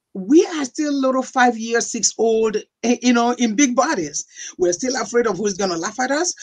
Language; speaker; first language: English; non-native, local second language; Igbo